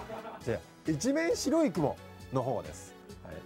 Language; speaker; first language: Japanese; native; Japanese